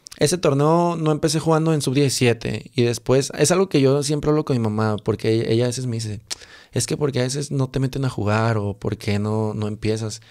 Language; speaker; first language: Spanish; native; Spanish